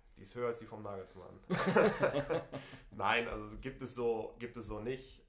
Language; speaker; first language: German; native; German